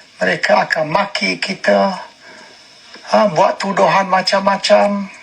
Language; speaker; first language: Malay; native; Malay